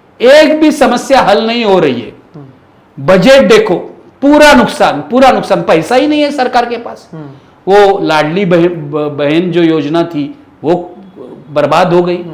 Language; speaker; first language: Hindi; non-native, local second language; Marathi